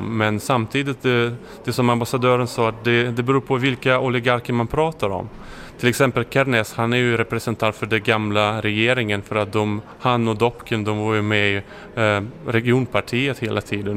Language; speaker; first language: Swedish; non-native, fluent; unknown